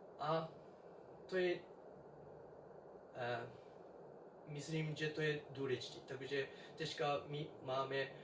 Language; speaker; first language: Czech; non-native, learner; Japanese